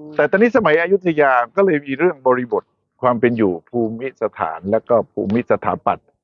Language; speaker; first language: Thai; native; Thai